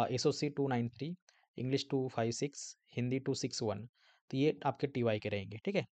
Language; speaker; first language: Hindi; non-native, local second language; Marathi